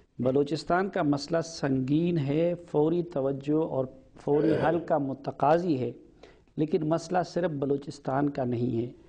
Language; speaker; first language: Urdu; non-native, local second language; Pashto